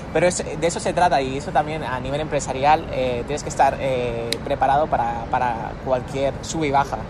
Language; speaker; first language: Spanish; native; Spanish